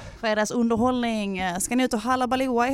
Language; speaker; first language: Swedish; native; Swedish